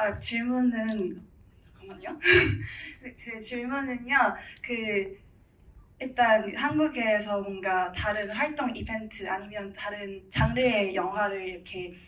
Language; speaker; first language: Korean; non-native, fluent; Cantonese